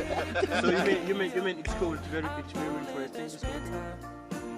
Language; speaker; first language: English; non-native, learner; French